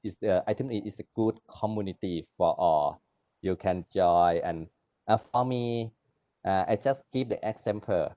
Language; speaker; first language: English; non-native, learner; Thai